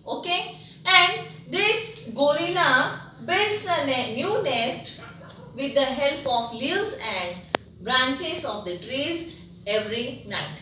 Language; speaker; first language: English; non-native, local second language; Marathi